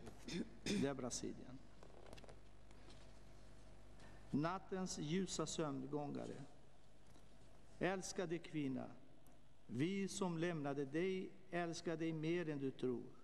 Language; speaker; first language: Swedish; non-native, fluent; Portuguese